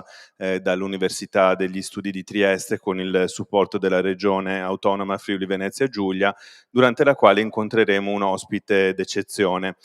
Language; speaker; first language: Italian; native; Italian